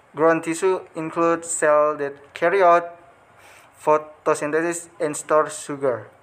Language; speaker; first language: English; non-native, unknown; Indonesian